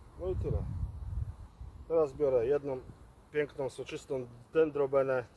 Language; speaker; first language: Polish; native; Polish